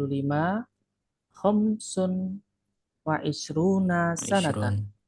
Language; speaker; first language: Arabic; non-native, fluent; Indonesian